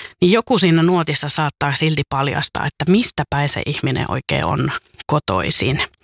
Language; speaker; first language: Finnish; native; Finnish